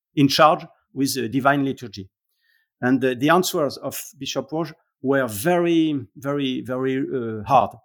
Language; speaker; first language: English; non-native, learner; French